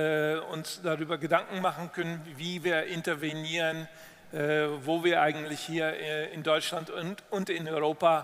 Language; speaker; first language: German; non-native, fluent; Dutch